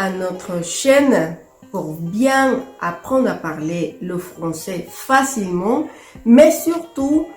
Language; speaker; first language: French; non-native, fluent; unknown